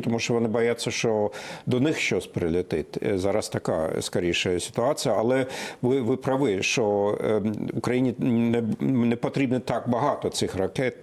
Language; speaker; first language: Ukrainian; non-native, fluent; German